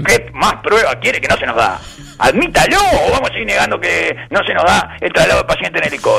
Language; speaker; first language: Spanish; native; Spanish